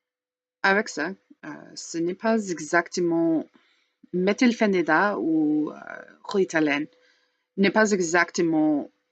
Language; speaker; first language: French; non-native, learner; English